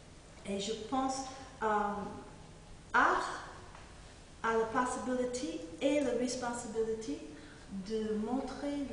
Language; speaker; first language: French; non-native, fluent; English